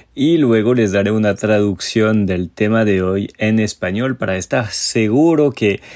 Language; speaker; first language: Spanish; non-native, fluent; French